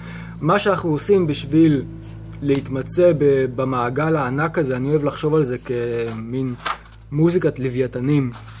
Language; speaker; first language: Hebrew; native; Hebrew